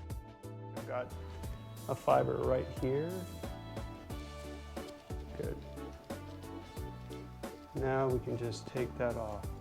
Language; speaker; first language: English; native; English